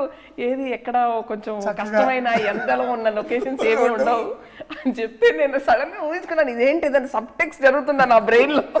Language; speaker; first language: Telugu; native; Telugu